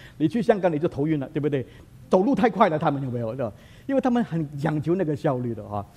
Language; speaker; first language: Chinese; native; Chinese